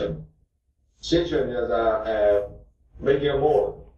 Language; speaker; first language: English; non-native, learner; Japanese